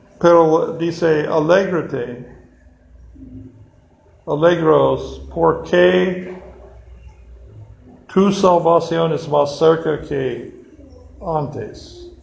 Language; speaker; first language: Spanish; non-native, fluent; English